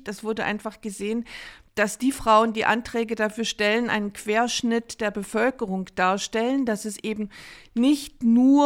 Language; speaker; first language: German; native; German